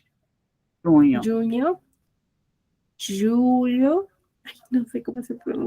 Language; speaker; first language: Portuguese; non-native, learner; Spanish